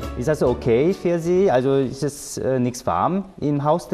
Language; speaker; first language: German; non-native, learner; Korean